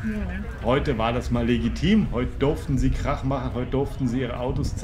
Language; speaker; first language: German; native; German